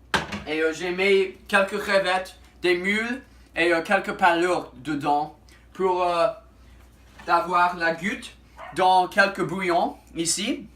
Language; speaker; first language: French; non-native, learner; English